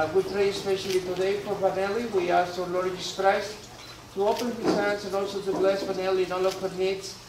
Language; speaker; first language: English; non-native, learner; Spanish